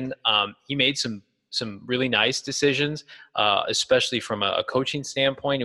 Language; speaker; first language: English; native; English